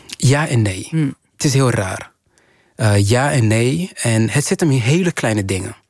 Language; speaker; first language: Dutch; early bilingual, other home language; Kinyarwanda